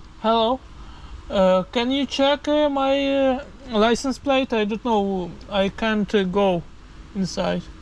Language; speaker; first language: English; non-native, learner; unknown